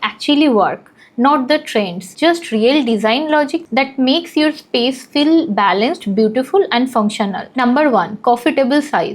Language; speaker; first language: English; non-native, local second language; Hindi